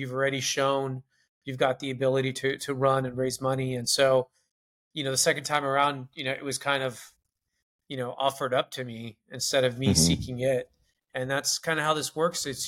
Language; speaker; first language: English; native; English